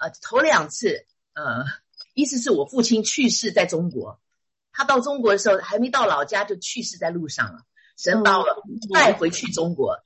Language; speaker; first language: Chinese; native; Chinese